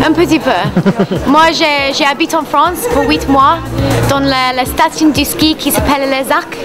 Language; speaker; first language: French; non-native, learner; English